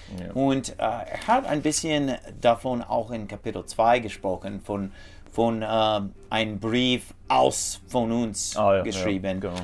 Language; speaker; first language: German; non-native, learner; English